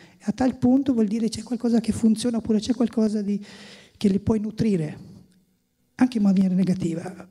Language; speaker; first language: Italian; non-native, fluent; Albanian